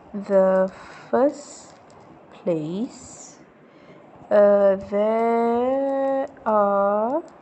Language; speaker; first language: English; non-native, local second language; Malay